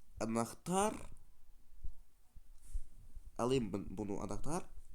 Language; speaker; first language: Turkish; non-native, learner; Russian